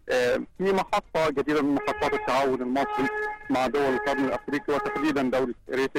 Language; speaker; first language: Arabic; native; Arabic